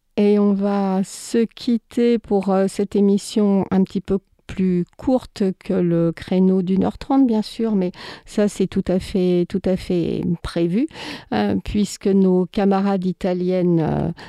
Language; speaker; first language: French; native; French